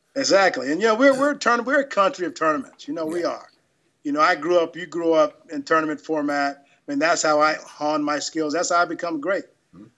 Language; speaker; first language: English; native; English